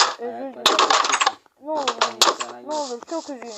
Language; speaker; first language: Turkish; native; Turkish